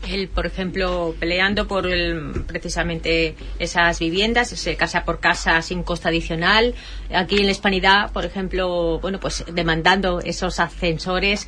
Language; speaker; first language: Spanish; native; Spanish